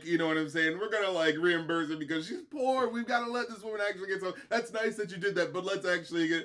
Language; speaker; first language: English; native; English